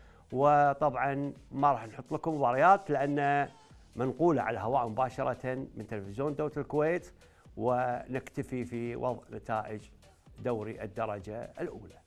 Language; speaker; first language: Arabic; native; Arabic